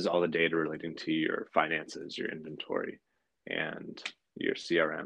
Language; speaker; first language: English; native; English